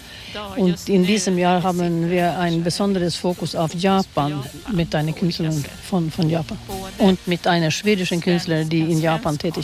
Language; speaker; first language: German; non-native, fluent; Swedish